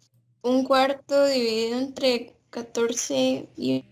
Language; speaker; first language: Spanish; native; Spanish